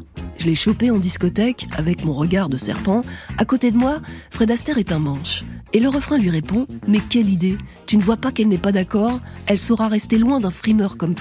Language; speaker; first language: French; native; French